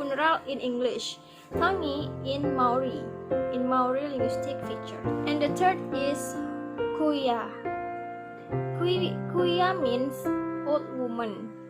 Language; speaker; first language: English; non-native, learner; Indonesian